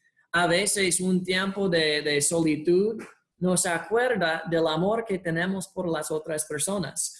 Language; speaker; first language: Spanish; non-native, fluent; English